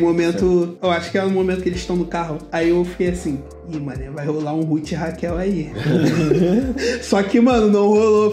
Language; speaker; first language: Portuguese; native; Portuguese